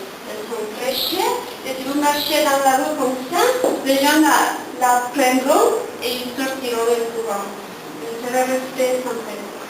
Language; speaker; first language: French; non-native, learner; Spanish